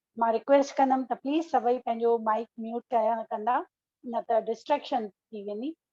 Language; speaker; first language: Sindhi; early bilingual, heritage; Sindhi